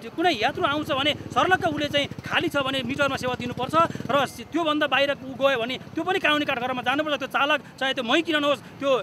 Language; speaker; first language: Nepali; native; Nepali